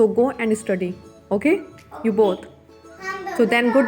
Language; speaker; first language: English; non-native, local second language; Hindi